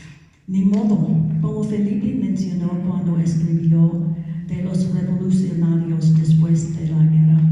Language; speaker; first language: Spanish; non-native, learner; English